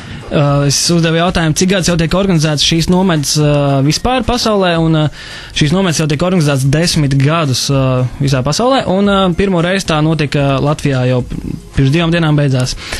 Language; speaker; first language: Latvian; native; Latvian